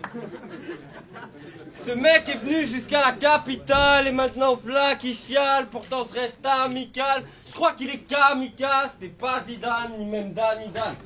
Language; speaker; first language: French; native; French